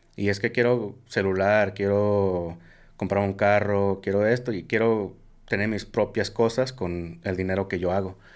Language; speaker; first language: Spanish; early bilingual, heritage; Spanish